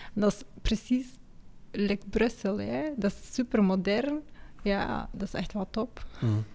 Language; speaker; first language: Dutch; early bilingual, other home language; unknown